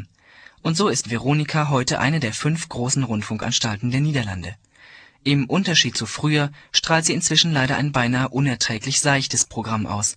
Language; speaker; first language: German; native; German